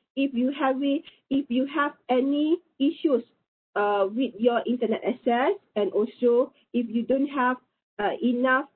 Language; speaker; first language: English; non-native, local second language; Malay